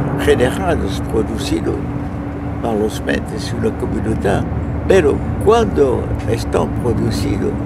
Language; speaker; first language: Spanish; non-native, fluent; French